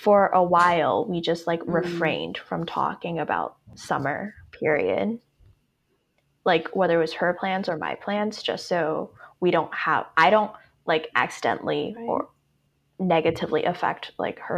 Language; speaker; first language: English; non-native, local second language; Cantonese